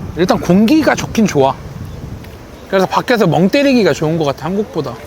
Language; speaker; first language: Korean; native; Korean